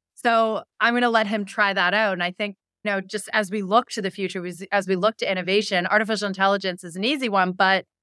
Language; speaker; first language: English; native; English